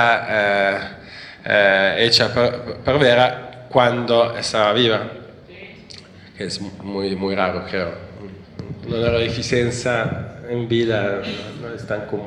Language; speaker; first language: Spanish; non-native, fluent; Italian